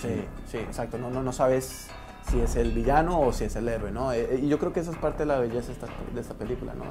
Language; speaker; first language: Spanish; early bilingual, heritage; Portuguese